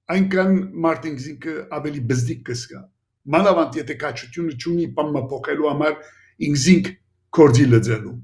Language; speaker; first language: Armenian; early bilingual, heritage; Armenian